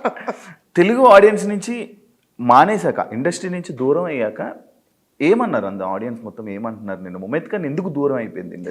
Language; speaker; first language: Telugu; native; Telugu